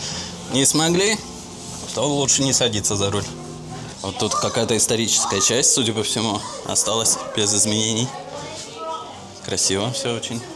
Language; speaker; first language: Russian; native; Russian